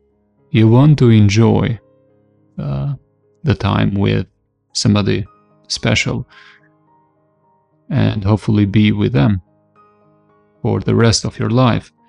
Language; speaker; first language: English; non-native, fluent; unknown